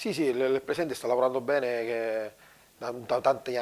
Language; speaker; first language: Italian; native; Italian